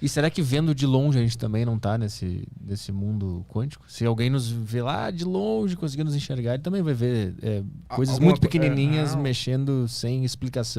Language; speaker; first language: Portuguese; native; Portuguese